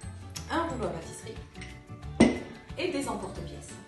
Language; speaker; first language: French; native; French